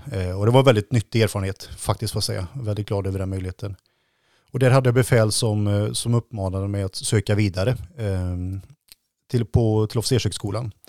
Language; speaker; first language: Swedish; native; Swedish